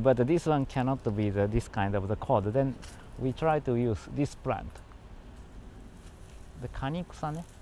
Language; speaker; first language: English; non-native, learner; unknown